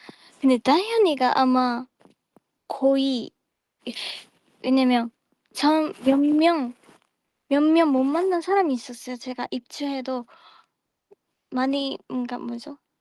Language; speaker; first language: Korean; non-native, fluent; Japanese